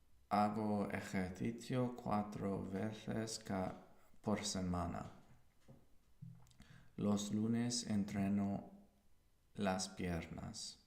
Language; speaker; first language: Spanish; non-native, learner; English